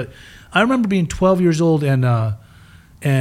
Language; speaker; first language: English; early bilingual, other home language; German